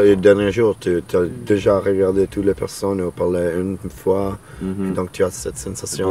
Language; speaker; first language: French; non-native, learner; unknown